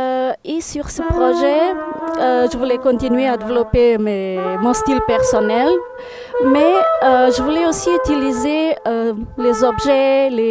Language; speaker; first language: French; non-native, fluent; Portuguese